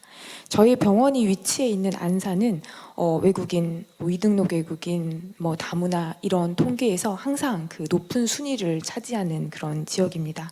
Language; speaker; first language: Korean; native; Korean